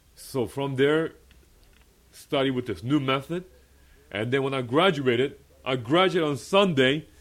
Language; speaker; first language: English; early bilingual, other home language; Korean